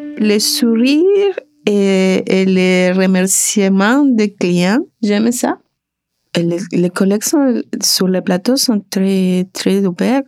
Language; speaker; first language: French; non-native, learner; Spanish